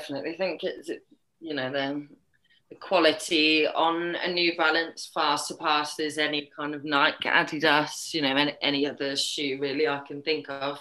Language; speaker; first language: English; native; English